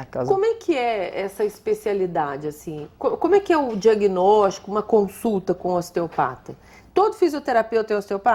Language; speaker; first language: Portuguese; native; Portuguese